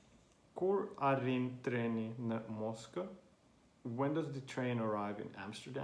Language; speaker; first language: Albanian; non-native, learner; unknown